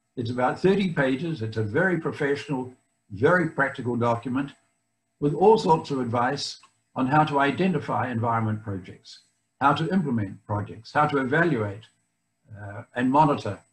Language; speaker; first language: English; native; English